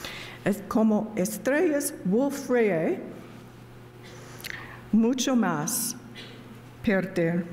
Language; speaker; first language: Spanish; non-native, learner; English